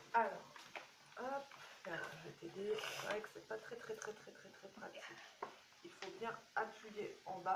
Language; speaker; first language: French; native; French